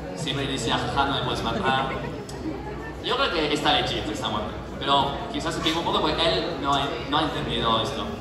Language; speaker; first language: Spanish; non-native, fluent; French